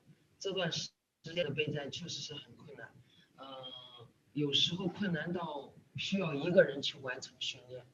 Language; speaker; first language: Chinese; native; Chinese